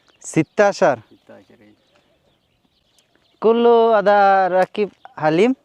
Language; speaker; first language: Arabic; non-native, learner; Bangla